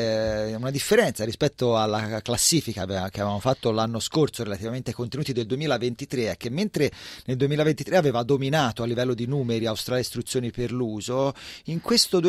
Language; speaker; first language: Italian; native; Italian